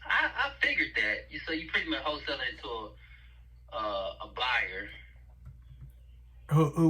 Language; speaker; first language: English; native; English